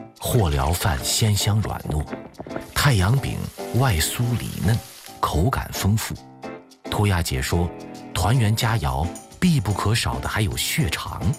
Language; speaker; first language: Chinese; native; Chinese